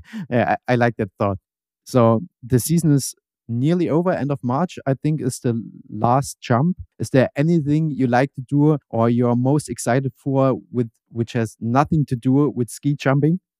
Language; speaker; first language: English; non-native, fluent; German